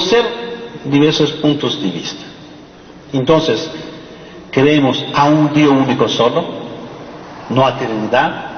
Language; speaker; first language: Spanish; non-native, fluent; Persian